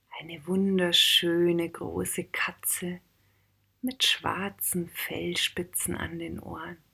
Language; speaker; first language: German; native; German